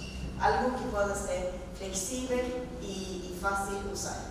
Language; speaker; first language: Spanish; non-native, fluent; Norwegian